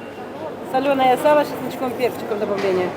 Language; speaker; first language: Russian; native; Russian